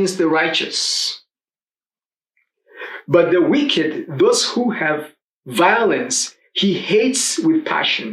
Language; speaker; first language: English; non-native, local second language; Swahili